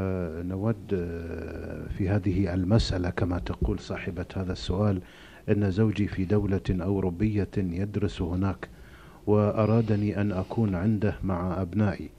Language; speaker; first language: Arabic; native; Arabic